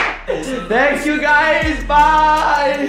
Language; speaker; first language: English; non-native, learner; Greek